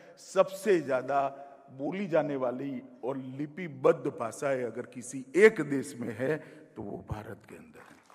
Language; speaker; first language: Hindi; non-native, local second language; Gujarati